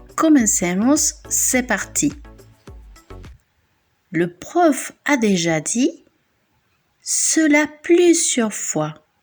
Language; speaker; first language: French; non-native, fluent; Spanish